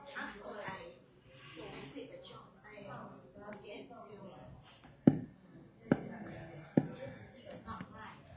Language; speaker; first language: English; non-native, learner; Vietnamese